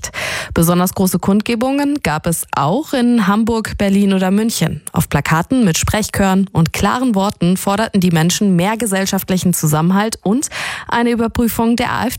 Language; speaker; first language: German; native; German